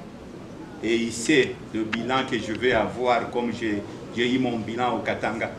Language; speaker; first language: French; non-native, local second language; Swahili